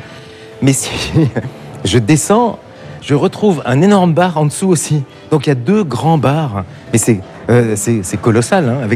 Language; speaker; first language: French; native; French